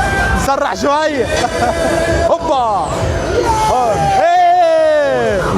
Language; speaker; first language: Arabic; native; Arabic